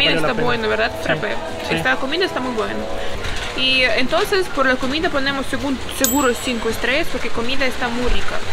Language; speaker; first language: Spanish; non-native, learner; Ukrainian